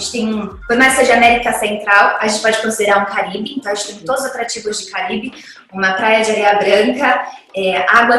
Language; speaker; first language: Portuguese; native; Portuguese